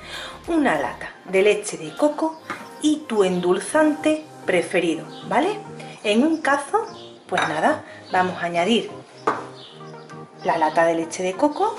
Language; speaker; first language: Spanish; native; Spanish